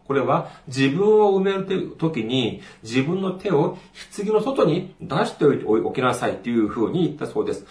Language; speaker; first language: Japanese; non-native, fluent; Korean